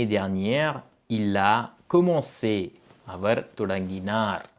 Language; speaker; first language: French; non-native, fluent; Tamil